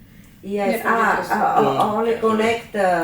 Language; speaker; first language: English; non-native, learner; Bulgarian